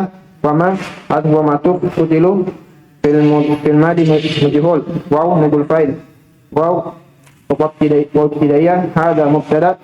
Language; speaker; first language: Arabic; non-native, learner; Indonesian